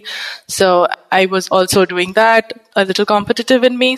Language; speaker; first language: English; non-native, local second language; Bangla